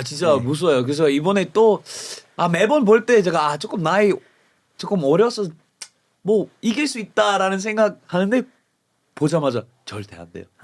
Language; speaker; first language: Korean; non-native, fluent; English